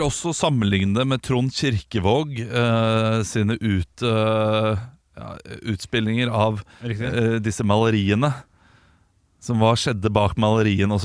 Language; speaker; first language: Norwegian; native; Norwegian